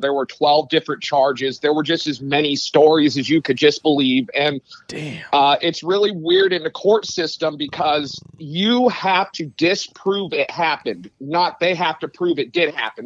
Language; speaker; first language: English; native; English